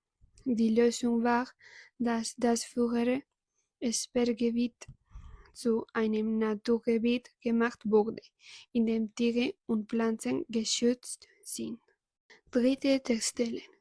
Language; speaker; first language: German; non-native, learner; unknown